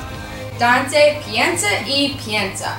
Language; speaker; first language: Spanish; non-native, learner; English